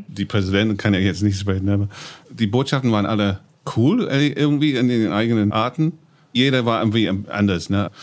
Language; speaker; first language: German; non-native, fluent; English